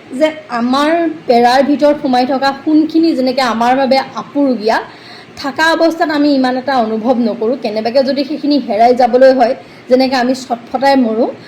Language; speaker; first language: Assamese; native; Assamese